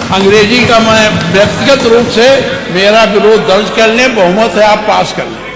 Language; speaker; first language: Hindi; native; Hindi